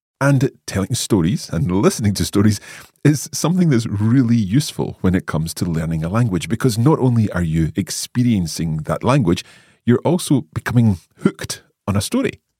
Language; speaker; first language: English; native; English